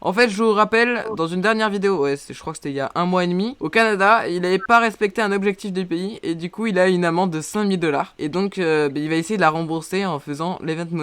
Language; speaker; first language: French; native; French